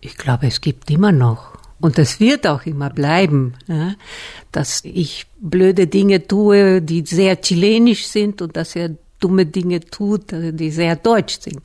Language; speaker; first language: German; non-native, fluent; Spanish